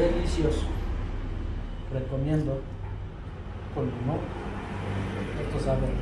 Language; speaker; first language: Spanish; native; Spanish